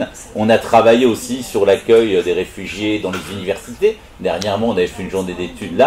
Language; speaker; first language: French; native; French